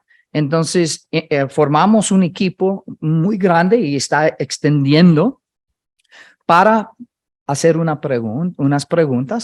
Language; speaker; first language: Spanish; non-native, fluent; English